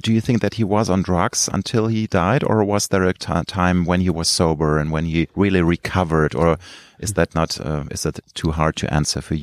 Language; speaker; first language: English; non-native, fluent; German